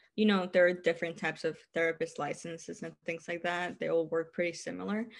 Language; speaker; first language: English; non-native, fluent; Spanish